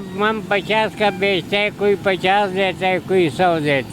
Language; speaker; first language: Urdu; non-native, local second language; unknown